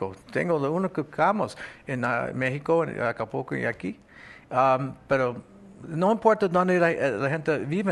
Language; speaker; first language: Spanish; non-native, fluent; English